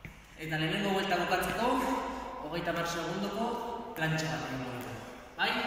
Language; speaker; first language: Basque; native; Basque